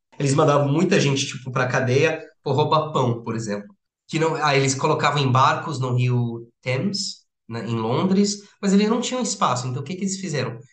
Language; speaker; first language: Portuguese; non-native, fluent; English